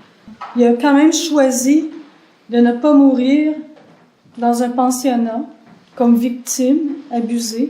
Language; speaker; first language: French; native; French